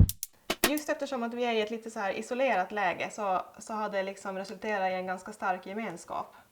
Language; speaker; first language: Swedish; native; Swedish